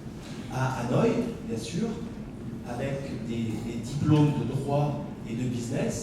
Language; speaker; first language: French; native; French